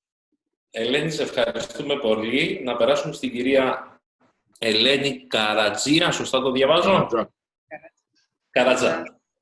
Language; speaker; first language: Greek; native; Greek